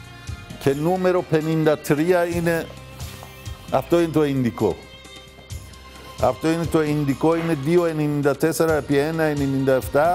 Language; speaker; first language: Greek; non-native, learner; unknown